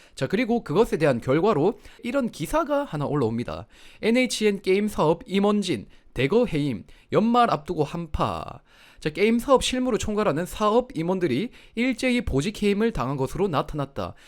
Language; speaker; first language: Korean; native; Korean